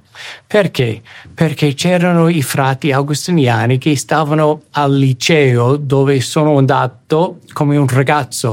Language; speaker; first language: Italian; non-native, fluent; English